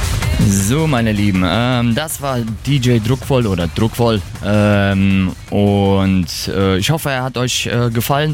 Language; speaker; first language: German; native; German